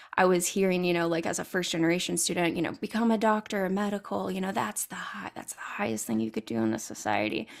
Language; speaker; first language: English; native; English